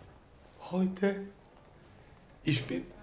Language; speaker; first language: German; non-native, learner; Polish